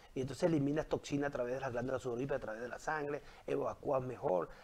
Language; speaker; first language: Spanish; native; Spanish